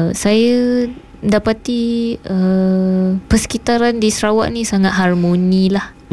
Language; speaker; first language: Malay; non-native, local second language; Tamil